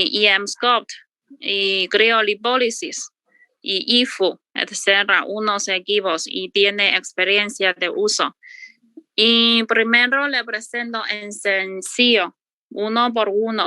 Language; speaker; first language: Spanish; non-native, learner; Chinese